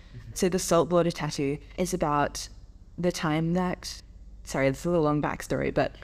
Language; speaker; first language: English; native; English